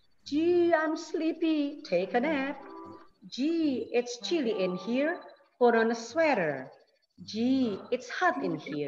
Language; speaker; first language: English; non-native, fluent; Indonesian